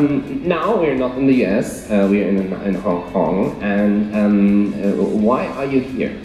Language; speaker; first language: English; non-native, fluent; German